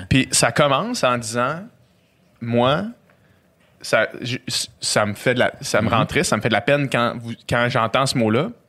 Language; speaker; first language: French; native; French